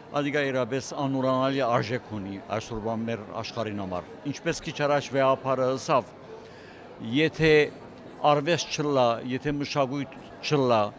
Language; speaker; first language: Armenian; native; Armenian